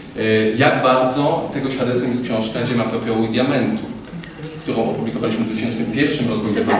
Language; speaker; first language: Polish; native; Polish